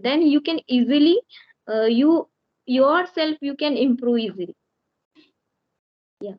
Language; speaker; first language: English; non-native, learner; Marathi